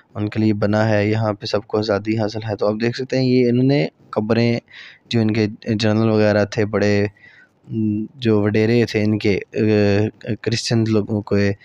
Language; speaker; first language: Urdu; non-native, local second language; Punjabi